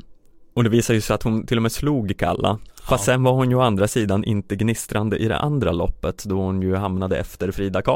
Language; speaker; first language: Swedish; native; Swedish